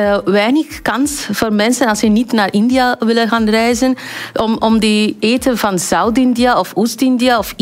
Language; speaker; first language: Dutch; non-native, learner; Bangla